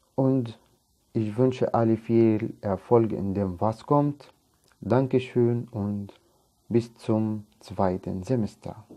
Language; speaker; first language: German; non-native, fluent; Arabic